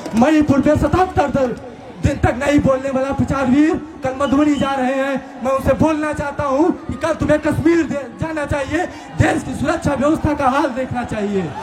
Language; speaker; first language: Hindi; native; Hindi